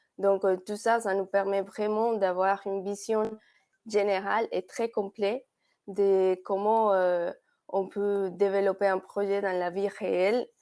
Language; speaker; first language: French; non-native, fluent; Spanish